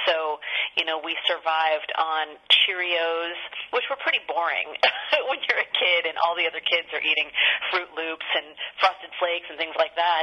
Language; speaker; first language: English; native; English